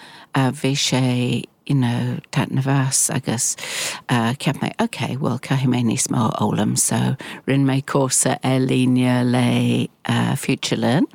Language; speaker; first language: Irish; non-native, learner; English